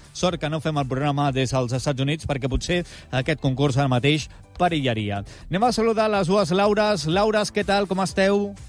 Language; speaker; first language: Catalan; native; Catalan